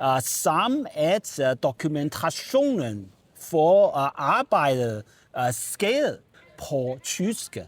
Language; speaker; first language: Danish; non-native, learner; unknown